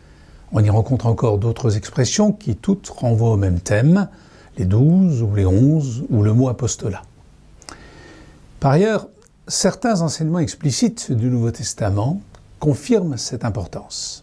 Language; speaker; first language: French; native; French